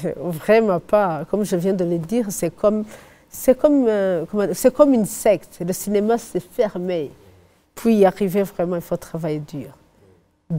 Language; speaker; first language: French; non-native, fluent; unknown